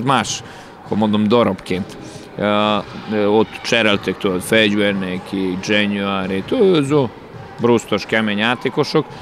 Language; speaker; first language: Hungarian; non-native, learner; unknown